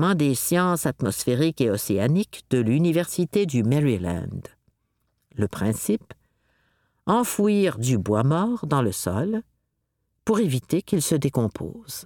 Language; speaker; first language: French; native; French